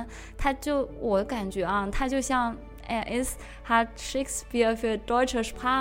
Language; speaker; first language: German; non-native, fluent; Chinese